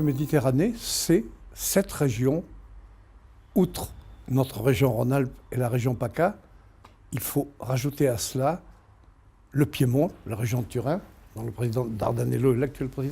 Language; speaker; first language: French; native; French